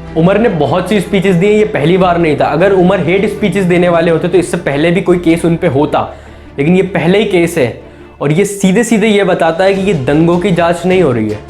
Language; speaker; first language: Hindi; native; Hindi